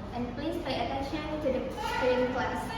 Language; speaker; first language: English; non-native, learner; Indonesian